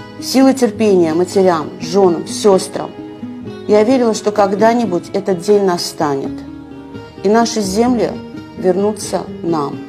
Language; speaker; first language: Russian; native; Russian